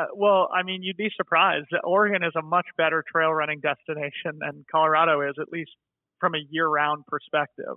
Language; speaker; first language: English; native; English